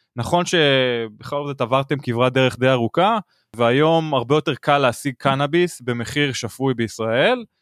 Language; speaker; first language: Hebrew; native; Hebrew